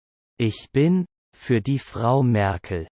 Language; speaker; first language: German; non-native, learner; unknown